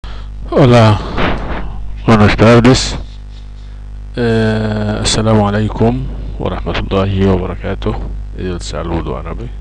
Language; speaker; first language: Spanish; non-native, fluent; Arabic